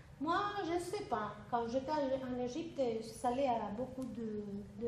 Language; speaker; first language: French; non-native, learner; Spanish